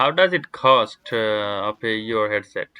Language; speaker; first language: English; non-native, learner; Bangla